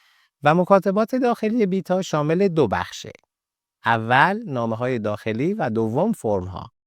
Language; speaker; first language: Persian; native; Persian